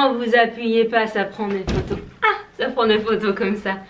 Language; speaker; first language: French; non-native, learner; English